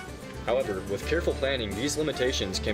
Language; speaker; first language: English; native; English